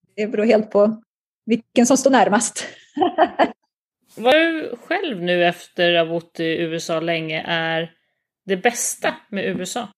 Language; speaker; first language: Swedish; native; Swedish